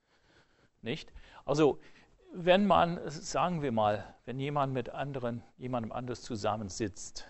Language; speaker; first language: German; non-native, fluent; English